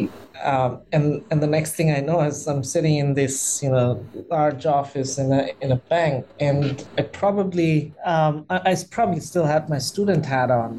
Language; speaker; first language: English; non-native, local second language; Bangla